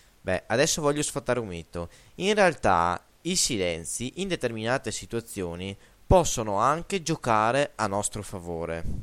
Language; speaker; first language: Italian; native; Italian